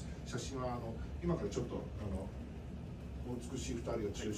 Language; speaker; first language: Japanese; native; Japanese